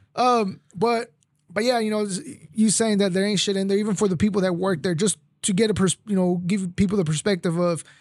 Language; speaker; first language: English; early bilingual, other home language; Spanish